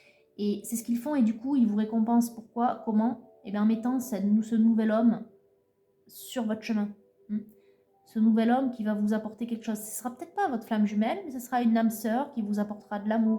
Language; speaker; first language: French; native; French